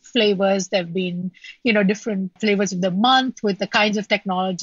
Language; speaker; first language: English; non-native, local second language; Malayalam